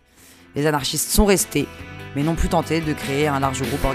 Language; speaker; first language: French; native; French